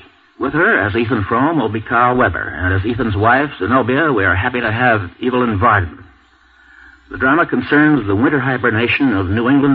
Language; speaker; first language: English; native; English